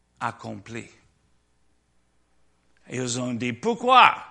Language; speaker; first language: French; non-native, learner; English